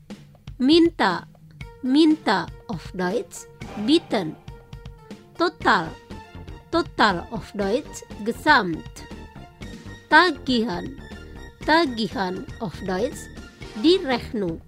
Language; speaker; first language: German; non-native, fluent; Indonesian